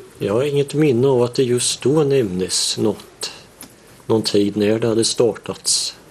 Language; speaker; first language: Swedish; native; Swedish